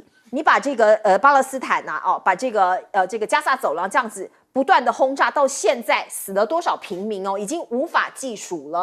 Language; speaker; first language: Chinese; native; Chinese